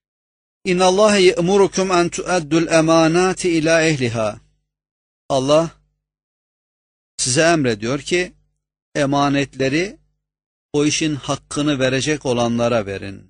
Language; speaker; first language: Turkish; native; Turkish